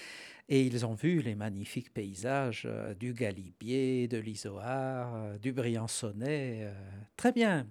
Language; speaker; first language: French; native; French